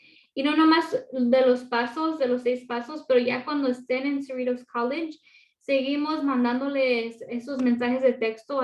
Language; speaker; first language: Spanish; early bilingual, other home language; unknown